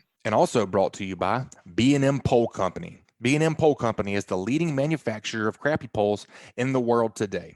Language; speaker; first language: English; native; English